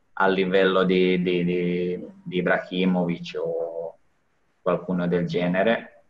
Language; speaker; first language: Italian; non-native, fluent; Serbian